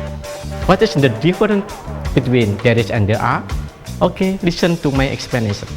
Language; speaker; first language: English; non-native, fluent; Indonesian